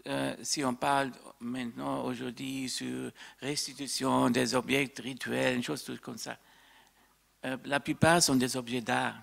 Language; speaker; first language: French; non-native, fluent; German